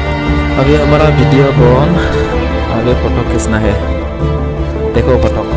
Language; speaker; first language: Hindi; non-native, local second language; Bodo